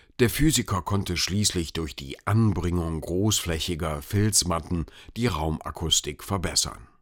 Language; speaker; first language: German; native; German